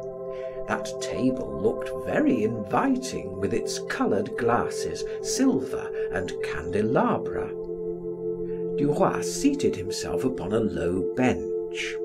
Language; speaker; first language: English; native; English